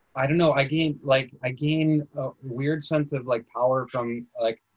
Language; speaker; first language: English; native; English